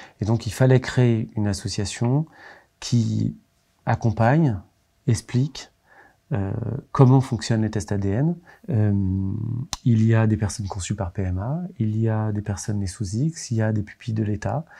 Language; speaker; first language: French; native; French